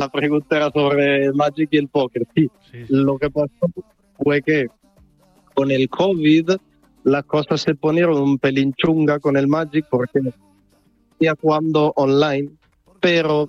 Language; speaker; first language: Spanish; non-native, fluent; Italian